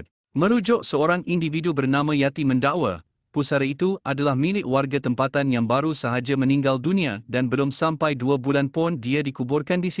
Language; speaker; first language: Malay; native; Malay